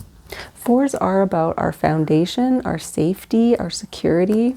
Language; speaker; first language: English; native; English